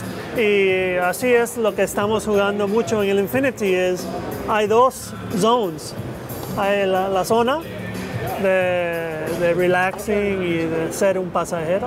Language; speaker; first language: Spanish; early bilingual, heritage; Spanish